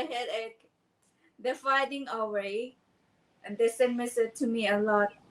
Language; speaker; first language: English; non-native, learner; Thai